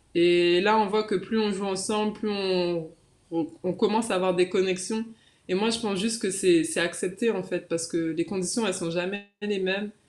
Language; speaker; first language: French; native; French